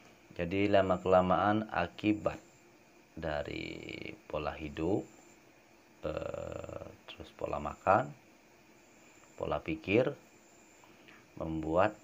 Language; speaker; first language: Indonesian; native; Indonesian